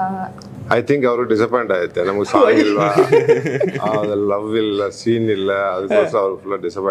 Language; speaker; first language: Kannada; non-native, learner; Tamil